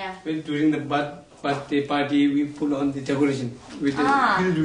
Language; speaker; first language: English; non-native, learner; Tibetan